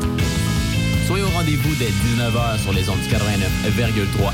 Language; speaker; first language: French; native; French